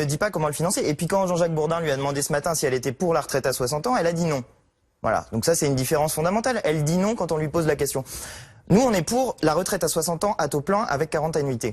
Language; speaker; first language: French; native; French